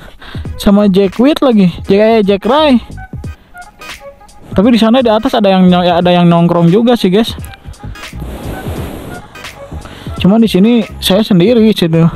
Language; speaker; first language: Indonesian; native; Indonesian